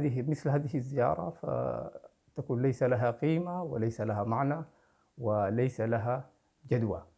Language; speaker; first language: Arabic; native; Arabic